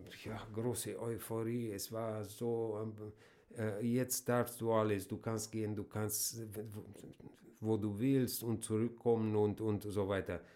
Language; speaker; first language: German; non-native, fluent; Romanian